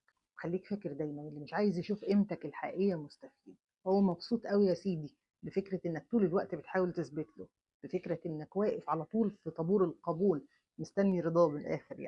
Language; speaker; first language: Arabic; native; Arabic